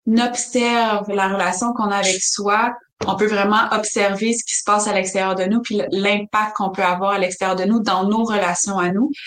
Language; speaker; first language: French; native; French